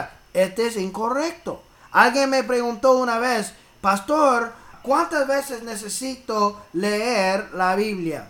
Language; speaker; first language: Spanish; early bilingual, heritage; English